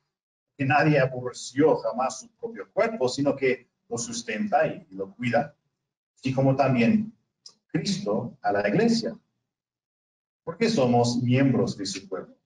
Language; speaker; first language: Spanish; non-native, fluent; English